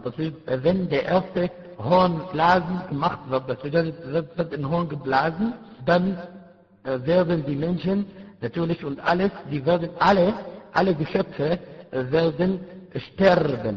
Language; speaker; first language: German; non-native, fluent; Arabic